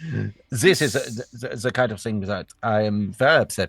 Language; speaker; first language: English; native; English